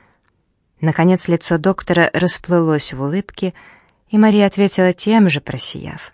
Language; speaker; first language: Russian; native; Russian